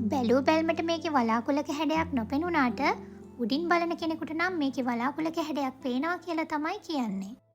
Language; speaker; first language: Sinhala; native; Sinhala